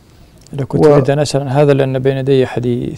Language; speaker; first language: Arabic; native; Arabic